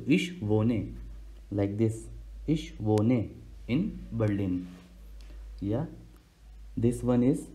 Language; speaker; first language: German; non-native, learner; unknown